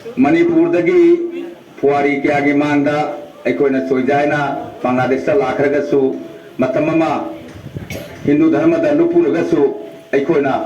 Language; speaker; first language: Manipuri; early bilingual, heritage; Manipuri